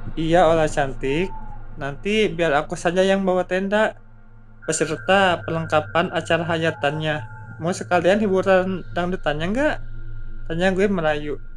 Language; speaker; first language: Indonesian; native; Indonesian